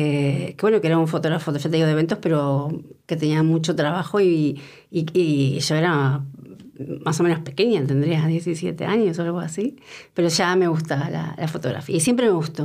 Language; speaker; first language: Spanish; native; Spanish